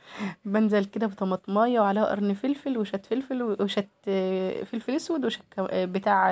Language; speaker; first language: Arabic; native; Arabic